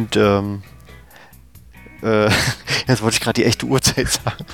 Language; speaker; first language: German; native; German